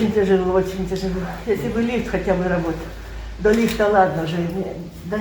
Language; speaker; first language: Russian; native; Russian